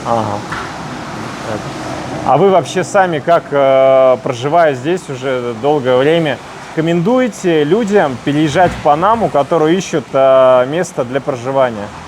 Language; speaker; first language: Russian; native; Russian